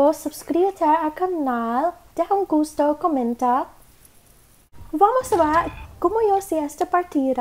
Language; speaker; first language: Spanish; non-native, learner; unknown